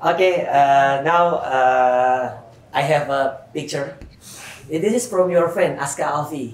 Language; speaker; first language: English; non-native, learner; Indonesian